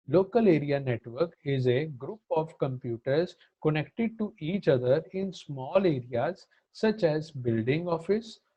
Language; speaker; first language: English; non-native, local second language; Punjabi